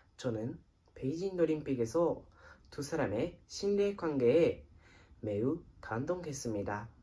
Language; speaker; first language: Korean; non-native, fluent; Japanese